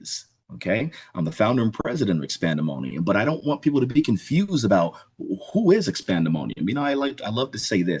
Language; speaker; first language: English; native; English